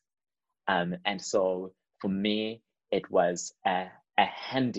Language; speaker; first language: English; non-native, local second language; Shona